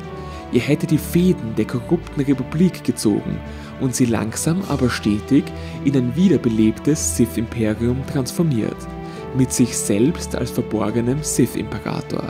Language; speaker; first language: German; native; German